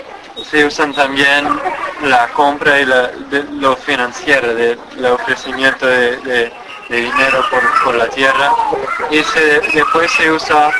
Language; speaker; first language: Spanish; non-native, fluent; English